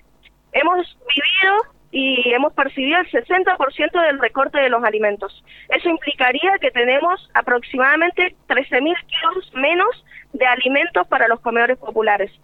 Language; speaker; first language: Spanish; native; Spanish